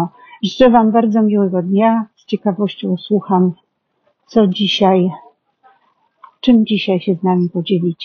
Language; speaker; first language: Polish; native; Polish